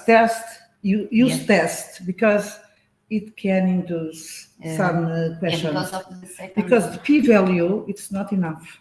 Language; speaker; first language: English; non-native, fluent; Portuguese